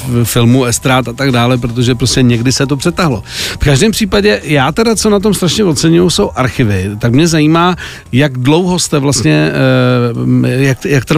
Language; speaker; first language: Czech; native; Czech